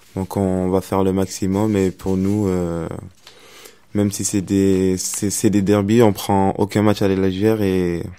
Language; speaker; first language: French; native; French